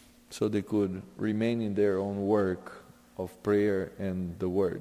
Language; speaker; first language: English; non-native, fluent; Portuguese